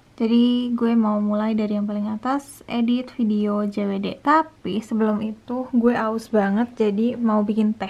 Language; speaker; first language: Indonesian; native; Indonesian